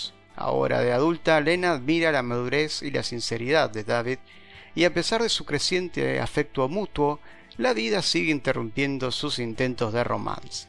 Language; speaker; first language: Spanish; native; Spanish